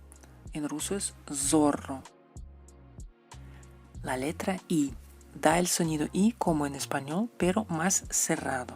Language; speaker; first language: Spanish; non-native, fluent; Russian